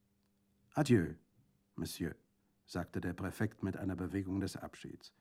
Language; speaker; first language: German; native; German